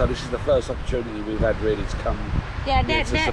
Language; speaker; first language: English; native; English